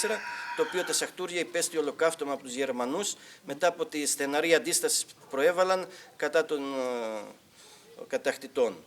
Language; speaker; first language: Greek; native; Greek